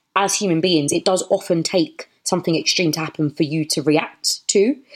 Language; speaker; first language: English; native; English